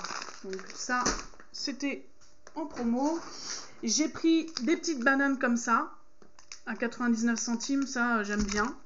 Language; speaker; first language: French; native; French